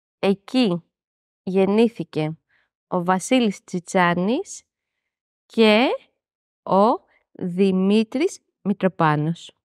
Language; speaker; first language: Greek; native; Greek